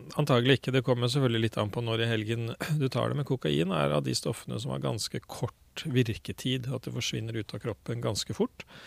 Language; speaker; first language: Norwegian; native; Norwegian